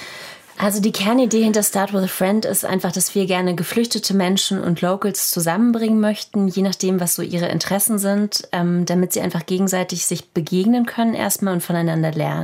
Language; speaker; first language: German; native; German